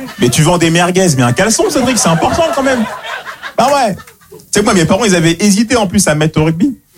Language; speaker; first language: French; native; French